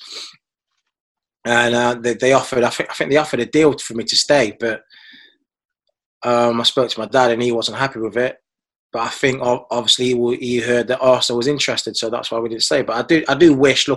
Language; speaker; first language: English; native; English